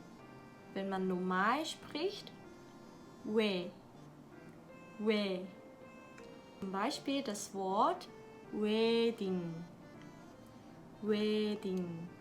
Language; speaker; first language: German; non-native, learner; Korean